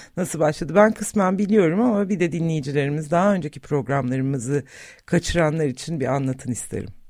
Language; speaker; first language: Turkish; native; Turkish